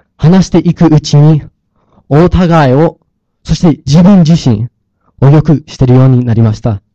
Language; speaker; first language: Japanese; non-native, learner; English